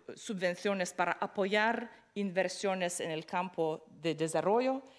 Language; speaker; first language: Spanish; non-native, fluent; Lithuanian